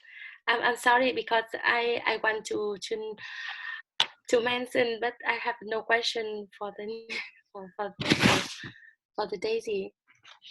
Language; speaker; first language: English; non-native, learner; Vietnamese